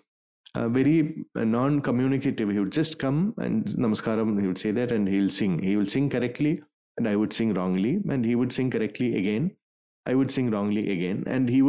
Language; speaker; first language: English; non-native, local second language; Malayalam